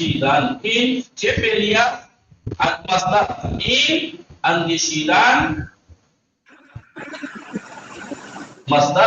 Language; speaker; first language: Persian; non-native, fluent; Urdu